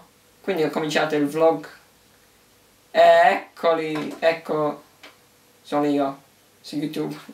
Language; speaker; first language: Italian; early bilingual, heritage; English